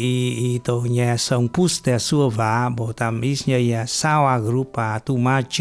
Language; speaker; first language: Polish; non-native, fluent; Vietnamese